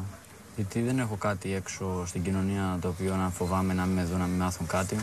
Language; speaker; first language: Greek; early bilingual, other home language; Albanian